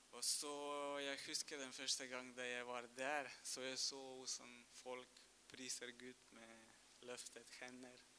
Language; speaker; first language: Norwegian; non-native, fluent; Russian